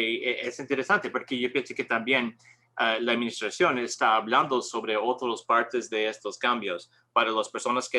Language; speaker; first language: Spanish; non-native, learner; English